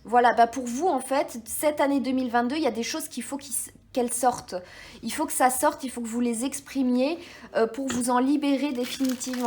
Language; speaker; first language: French; native; French